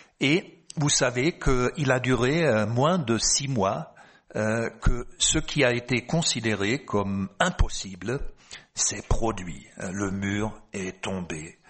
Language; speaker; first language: French; non-native, fluent; German